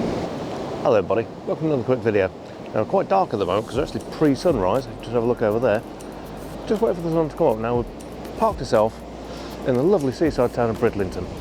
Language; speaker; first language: English; native; English